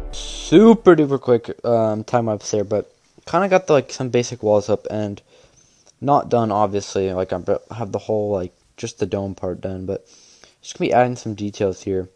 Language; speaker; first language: English; native; English